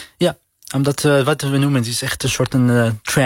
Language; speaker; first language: Dutch; non-native, learner; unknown